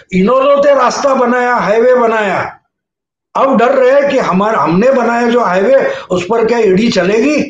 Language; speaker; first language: Hindi; non-native, local second language; Marathi